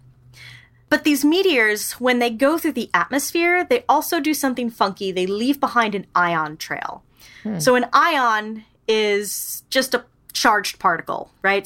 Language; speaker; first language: English; native; English